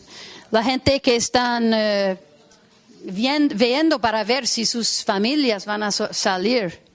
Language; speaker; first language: Spanish; non-native, fluent; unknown